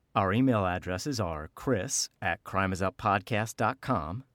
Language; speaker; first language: English; native; English